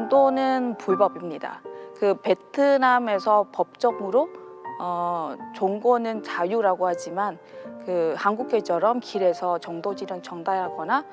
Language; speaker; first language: Korean; non-native, fluent; Vietnamese